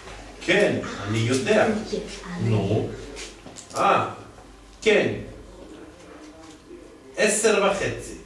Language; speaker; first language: Hebrew; non-native, fluent; Serbian